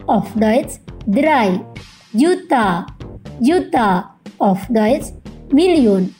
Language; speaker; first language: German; non-native, fluent; Indonesian